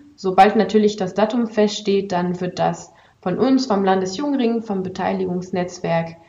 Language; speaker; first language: German; non-native, fluent; French